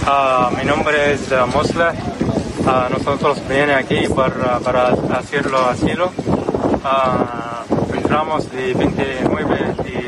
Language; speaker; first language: Spanish; non-native, learner; Arabic